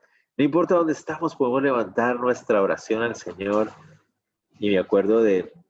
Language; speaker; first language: Spanish; native; Spanish